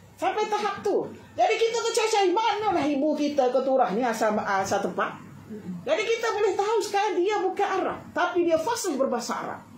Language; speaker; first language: Malay; native; Malay